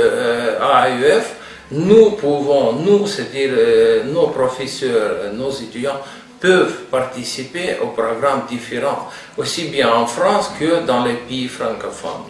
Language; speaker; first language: French; non-native, fluent; Russian